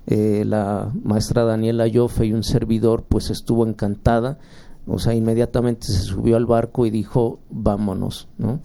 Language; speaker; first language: Spanish; native; Spanish